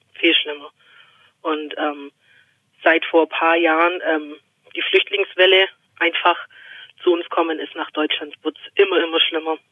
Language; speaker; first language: German; native; German